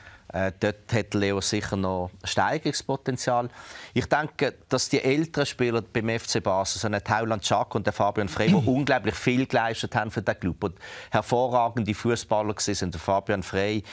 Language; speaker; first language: German; native; German